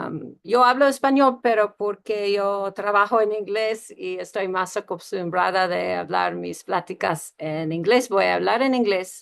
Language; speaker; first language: Spanish; non-native, fluent; English